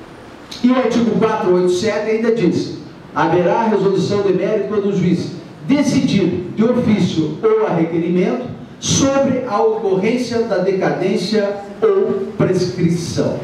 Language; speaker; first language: Portuguese; native; Portuguese